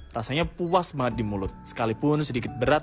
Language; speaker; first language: Indonesian; native; Indonesian